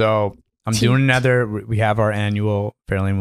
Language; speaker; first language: English; native; English